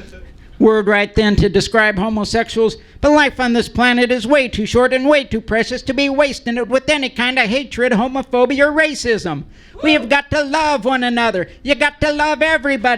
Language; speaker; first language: English; native; English